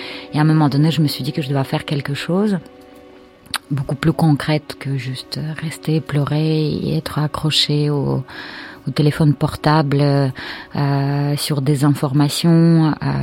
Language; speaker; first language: French; non-native, fluent; Russian